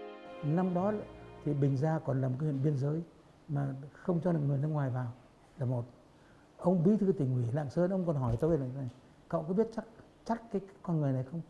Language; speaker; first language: Vietnamese; native; Vietnamese